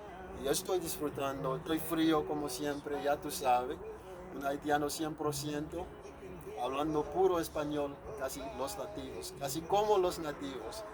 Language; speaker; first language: Spanish; non-native, fluent; Haitian Creole